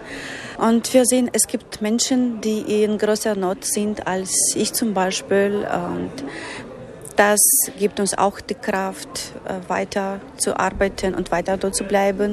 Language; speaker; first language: German; non-native, fluent; Ukrainian